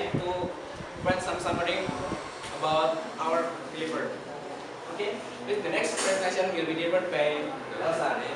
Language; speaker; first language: English; non-native, learner; Indonesian